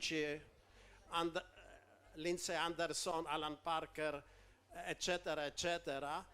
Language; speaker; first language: Italian; non-native, learner; Polish